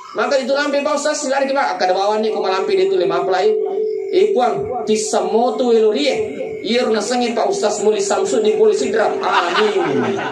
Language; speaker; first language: Indonesian; non-native, local second language; Buginese